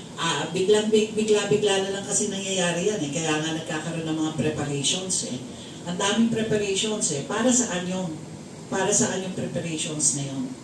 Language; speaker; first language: Filipino; native; Filipino